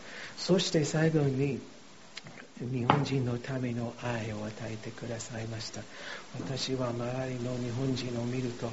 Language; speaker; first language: Japanese; non-native, fluent; English